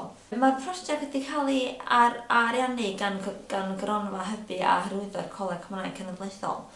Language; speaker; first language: Welsh; native; Welsh